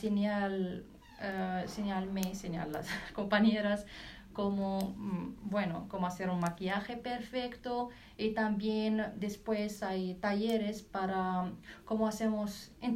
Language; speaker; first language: Spanish; non-native, learner; Arabic